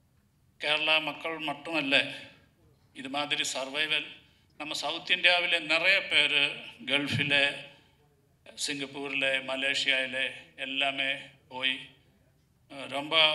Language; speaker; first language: Tamil; non-native, learner; Malayalam